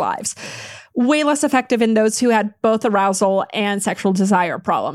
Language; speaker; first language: English; non-native, fluent; Polish